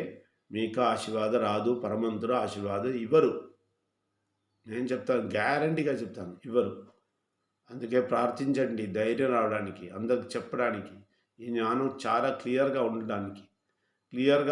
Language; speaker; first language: Telugu; non-native, fluent; Malayalam